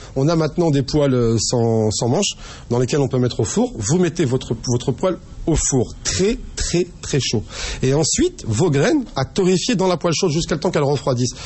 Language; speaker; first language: French; native; French